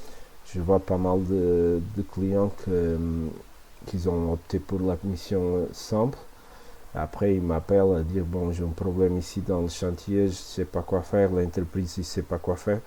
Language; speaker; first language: French; non-native, fluent; Portuguese